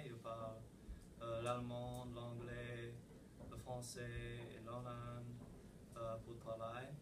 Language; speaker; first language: French; non-native, learner; English